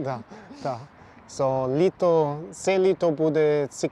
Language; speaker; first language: Ukrainian; non-native, learner; English